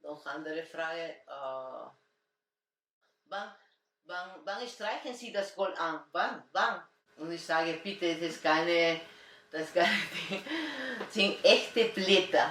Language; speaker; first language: German; non-native, learner; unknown